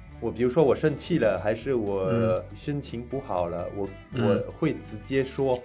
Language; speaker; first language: Chinese; non-native, fluent; French